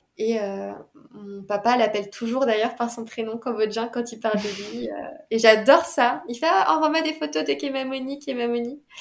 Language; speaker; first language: French; early bilingual, other home language; Khmer